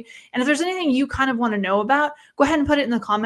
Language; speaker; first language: English; native; English